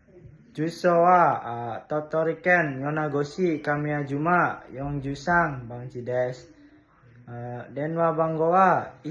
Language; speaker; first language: Japanese; non-native, learner; Indonesian